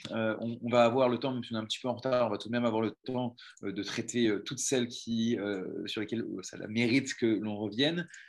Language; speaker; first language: French; native; French